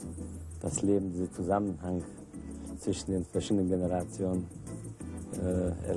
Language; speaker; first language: German; non-native, local second language; Hungarian